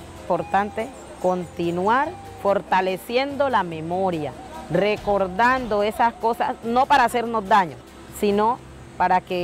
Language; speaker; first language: Spanish; native; Spanish